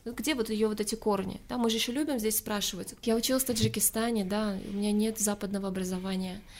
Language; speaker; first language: Russian; non-native, local second language; Tajik